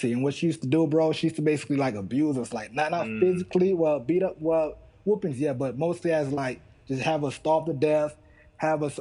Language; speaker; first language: English; early bilingual, other home language; Haitian Creole